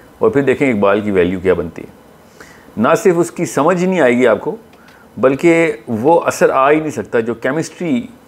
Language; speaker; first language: Urdu; native; Urdu